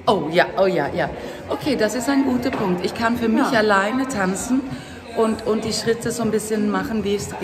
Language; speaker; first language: German; non-native, fluent; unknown